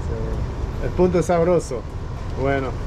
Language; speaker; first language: Spanish; non-native, learner; English